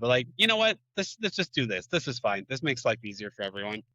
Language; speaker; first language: English; native; English